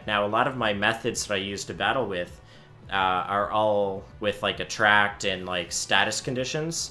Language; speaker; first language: English; native; English